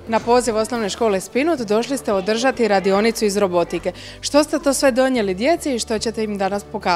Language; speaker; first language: Croatian; native; Croatian